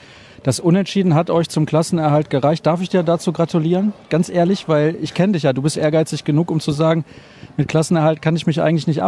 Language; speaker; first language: German; native; German